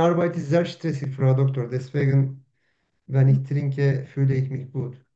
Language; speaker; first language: German; non-native, learner; Turkish